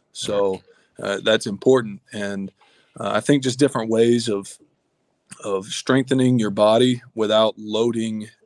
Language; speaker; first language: English; native; English